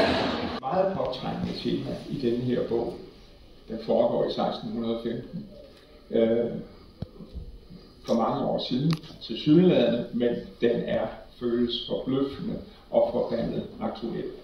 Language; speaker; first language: Danish; native; Danish